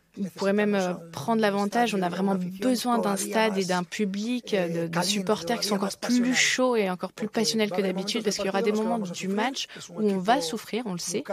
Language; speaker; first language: French; non-native, fluent; Spanish